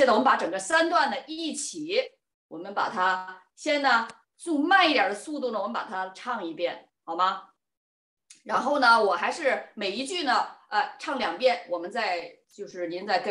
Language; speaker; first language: Chinese; native; Chinese